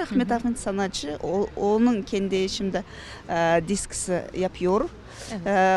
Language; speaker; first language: Turkish; non-native, learner; Kazakh